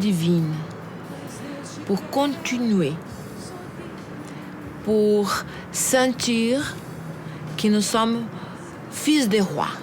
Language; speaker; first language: French; non-native, fluent; Portuguese